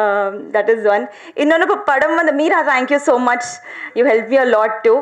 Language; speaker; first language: Tamil; non-native, learner; Telugu